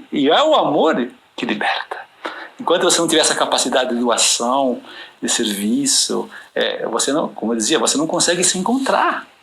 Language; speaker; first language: Portuguese; native; Portuguese